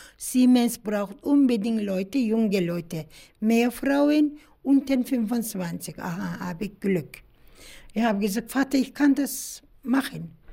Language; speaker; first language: German; non-native, learner; Turkish